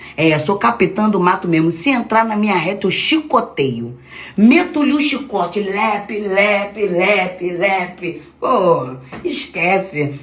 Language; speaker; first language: Portuguese; native; Portuguese